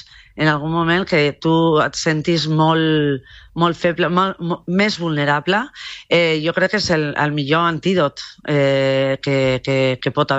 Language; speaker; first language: Catalan; non-native, local second language; Spanish